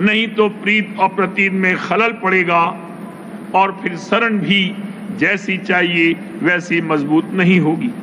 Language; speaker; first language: Hindi; native; Hindi